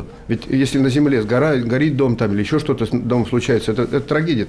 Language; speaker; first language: Russian; native; Russian